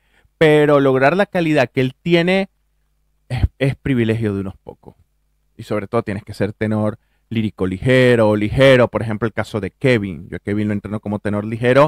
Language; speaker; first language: Spanish; native; Spanish